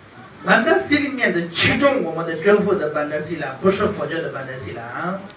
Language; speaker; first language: Chinese; non-native, fluent; Tibetan